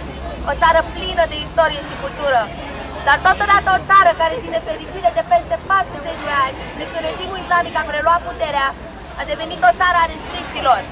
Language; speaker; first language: Romanian; non-native, fluent; Persian